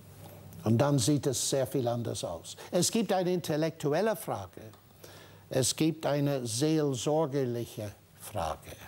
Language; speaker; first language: German; non-native, fluent; English